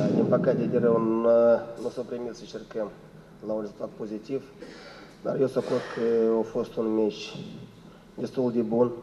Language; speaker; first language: Romanian; non-native, local second language; Russian